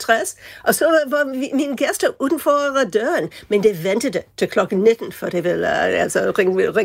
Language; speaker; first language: Danish; non-native, fluent; English